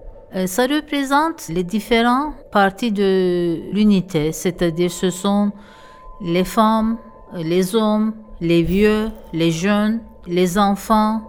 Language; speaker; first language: French; non-native, fluent; Turkish